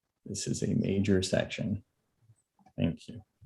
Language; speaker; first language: English; native; English